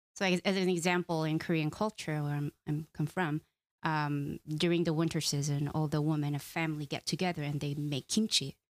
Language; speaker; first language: English; non-native, fluent; Korean